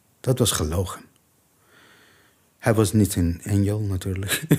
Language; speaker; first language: Dutch; non-native, learner; Persian